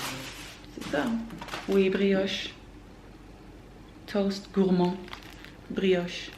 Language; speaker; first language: French; non-native, learner; Dutch